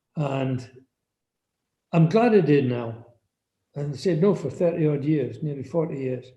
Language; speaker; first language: English; native; English